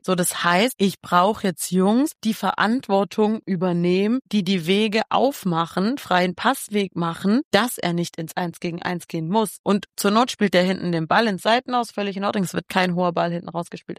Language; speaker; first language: German; native; German